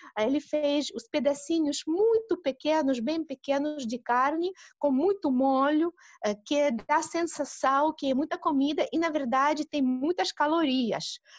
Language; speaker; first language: Portuguese; non-native, fluent; Russian